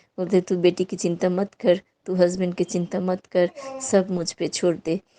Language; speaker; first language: Hindi; non-native, local second language; Bangla